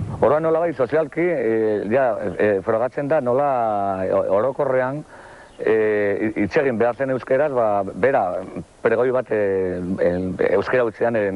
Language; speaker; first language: Basque; non-native, local second language; Spanish